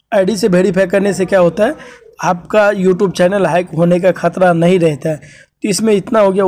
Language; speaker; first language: Hindi; native; Hindi